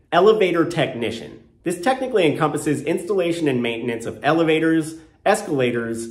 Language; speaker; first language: English; native; English